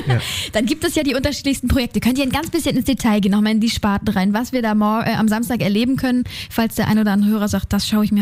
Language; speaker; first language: German; native; German